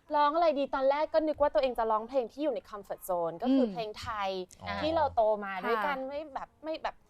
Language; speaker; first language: Thai; non-native, fluent; English